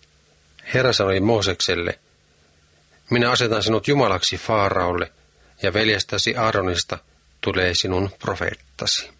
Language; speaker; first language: Finnish; native; Finnish